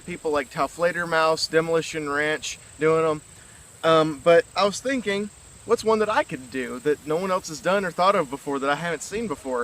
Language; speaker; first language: English; native; English